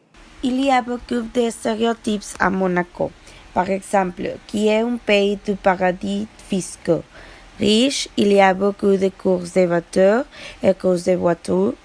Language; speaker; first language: French; non-native, learner; Spanish